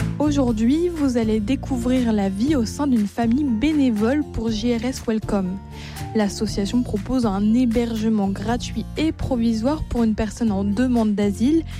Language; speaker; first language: French; native; French